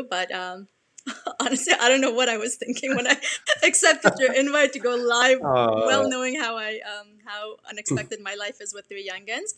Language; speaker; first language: English; early bilingual, other home language; Persian